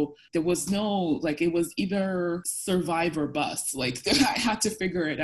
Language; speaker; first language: English; non-native, local second language; Yoruba